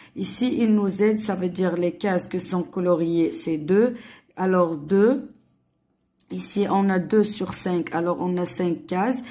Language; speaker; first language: French; non-native, local second language; Arabic